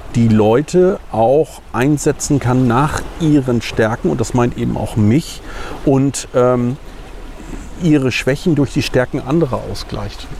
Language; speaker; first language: German; native; German